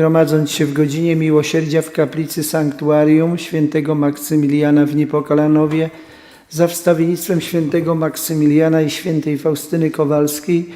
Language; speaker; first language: Polish; native; Polish